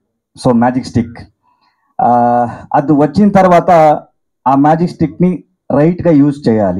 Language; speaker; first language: Telugu; non-native, local second language; Kannada